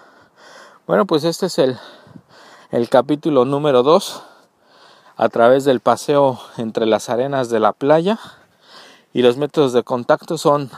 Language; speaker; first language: Spanish; native; Spanish